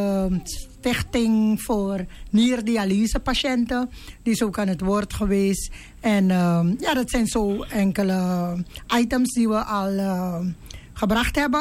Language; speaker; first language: Dutch; native; Dutch